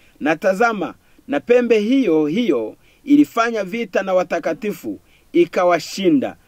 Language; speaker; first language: Swahili; non-native, local second language; Kinyarwanda